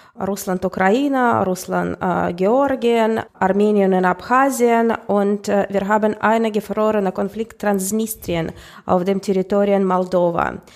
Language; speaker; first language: German; non-native, fluent; Russian